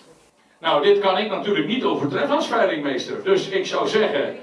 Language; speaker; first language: Dutch; native; Dutch